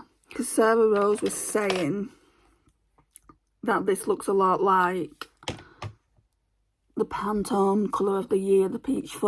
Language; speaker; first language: English; native; English